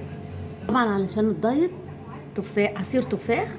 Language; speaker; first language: Arabic; native; Arabic